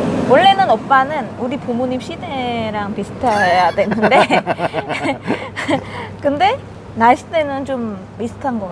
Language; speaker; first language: Korean; non-native, learner; Vietnamese